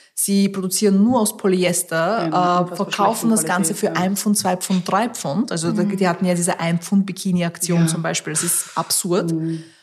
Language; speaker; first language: German; early bilingual, other home language; Russian